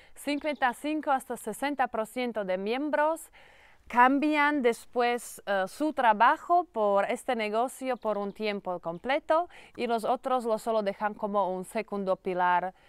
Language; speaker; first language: Spanish; non-native, learner; Slovak